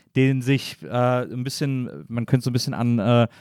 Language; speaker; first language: German; native; German